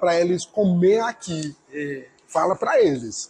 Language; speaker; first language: Portuguese; non-native, fluent; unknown